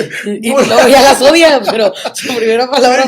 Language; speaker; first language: Spanish; native; Spanish